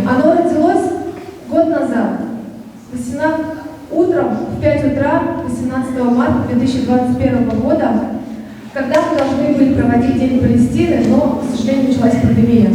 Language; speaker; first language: Russian; native; Russian